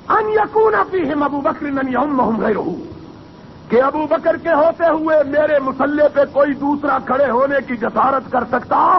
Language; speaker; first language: Urdu; non-native, local second language; Punjabi